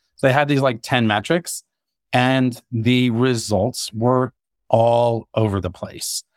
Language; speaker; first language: English; native; English